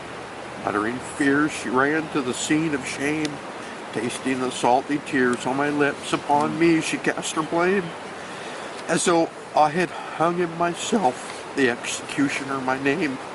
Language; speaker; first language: English; native; English